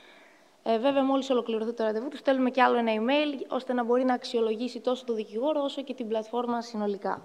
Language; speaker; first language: Greek; native; Greek